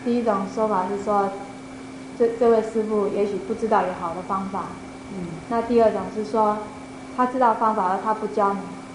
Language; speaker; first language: Chinese; native; Chinese